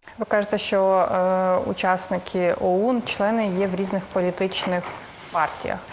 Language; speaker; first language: Ukrainian; native; Ukrainian